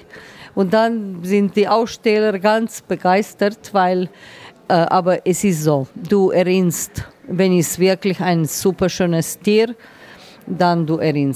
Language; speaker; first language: German; non-native, learner; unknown